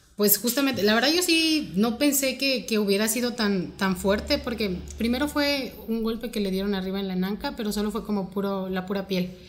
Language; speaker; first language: Spanish; native; Spanish